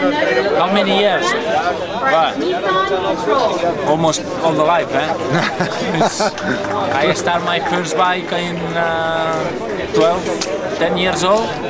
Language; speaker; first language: English; non-native, learner; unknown